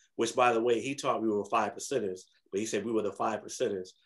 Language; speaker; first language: English; native; English